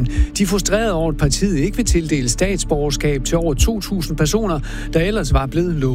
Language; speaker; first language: Danish; native; Danish